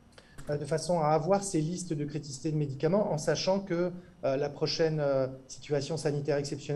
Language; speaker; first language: French; native; French